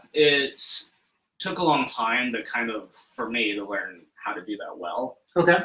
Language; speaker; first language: English; native; English